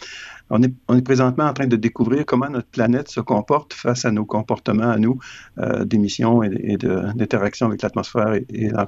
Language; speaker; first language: French; native; French